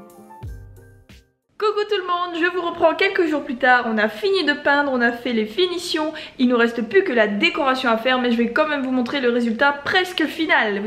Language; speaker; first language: French; native; French